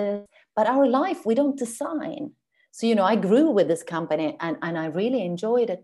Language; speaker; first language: English; non-native, fluent; Swedish